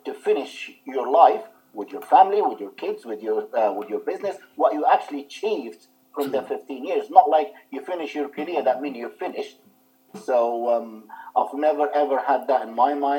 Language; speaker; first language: English; non-native, fluent; Arabic